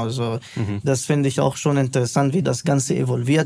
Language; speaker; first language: German; non-native, fluent; Arabic